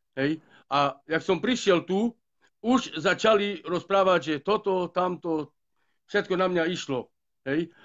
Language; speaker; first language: Slovak; non-native, local second language; Romany